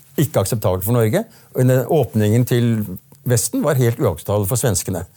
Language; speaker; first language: Norwegian; native; Norwegian